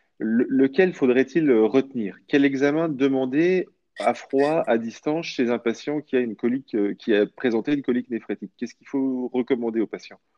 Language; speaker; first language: French; native; French